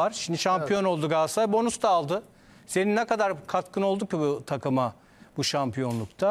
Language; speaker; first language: Turkish; native; Turkish